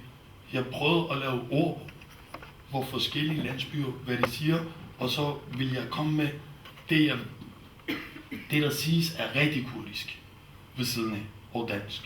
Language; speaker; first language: Danish; non-native, fluent; Kurdish